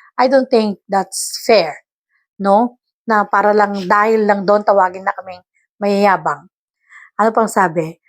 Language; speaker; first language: Filipino; non-native, local second language; Iloko